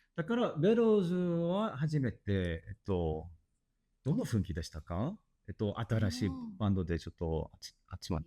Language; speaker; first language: Japanese; non-native, learner; English